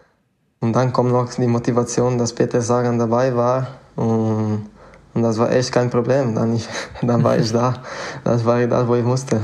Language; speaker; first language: German; non-native, fluent; Italian